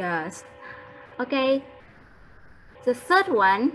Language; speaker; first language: English; non-native, fluent; Vietnamese